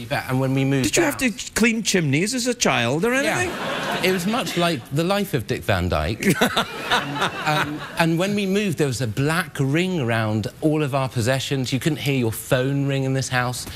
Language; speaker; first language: English; native; English